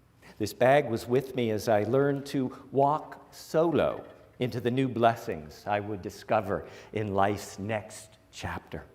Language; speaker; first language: English; native; English